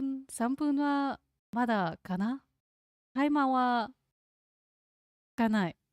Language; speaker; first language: Japanese; non-native, learner; English